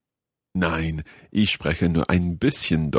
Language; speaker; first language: German; non-native, learner; English